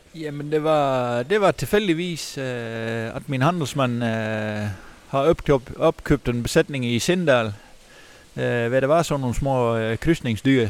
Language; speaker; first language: Danish; non-native, fluent; Dutch